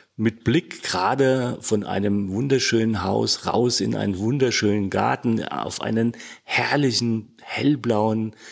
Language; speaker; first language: German; native; German